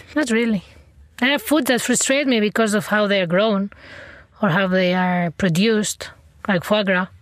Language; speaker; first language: English; non-native, fluent; Spanish